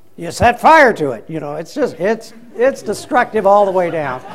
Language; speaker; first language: English; native; English